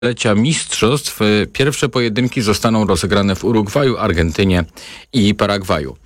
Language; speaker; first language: Polish; native; Polish